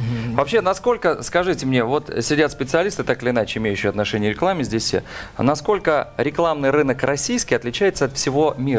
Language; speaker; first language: Russian; native; Russian